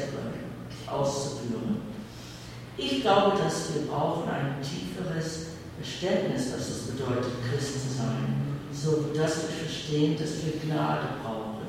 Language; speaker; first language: German; early bilingual, heritage; English